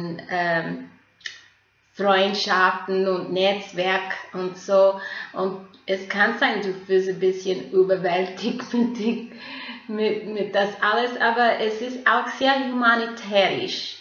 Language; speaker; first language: German; non-native, fluent; English